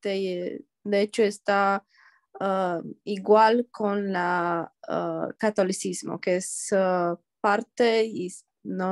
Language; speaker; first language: Spanish; non-native, learner; Romanian